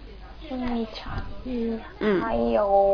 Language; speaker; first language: Chinese; non-native, learner; Korean